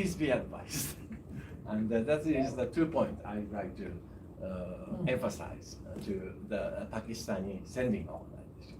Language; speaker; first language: English; non-native, fluent; Japanese